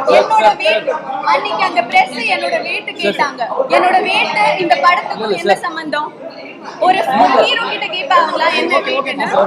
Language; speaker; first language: Tamil; non-native, local second language; Malayalam